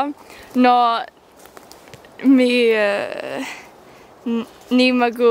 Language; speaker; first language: Russian; non-native, learner; English